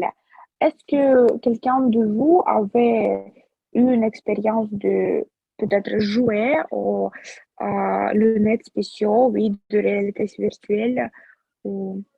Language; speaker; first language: French; non-native, fluent; Russian